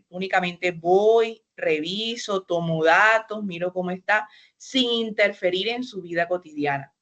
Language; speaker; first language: Spanish; native; Spanish